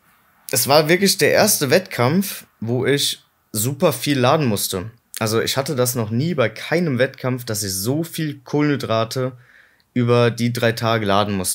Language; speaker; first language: German; native; German